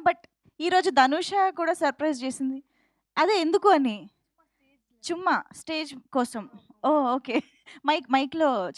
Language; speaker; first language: Telugu; native; Telugu